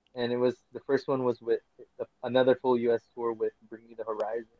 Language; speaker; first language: English; non-native, local second language; Filipino